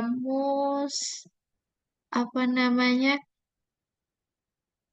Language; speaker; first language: Indonesian; native; Indonesian